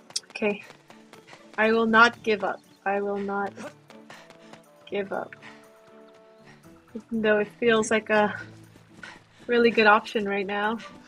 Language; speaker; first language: English; non-native, fluent; Korean